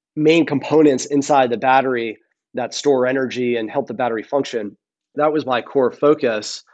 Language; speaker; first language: English; native; English